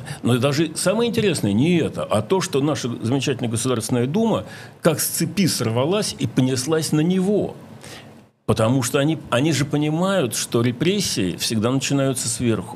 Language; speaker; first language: Russian; native; Russian